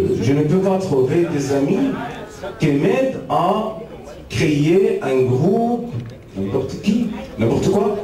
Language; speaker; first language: French; non-native, fluent; Arabic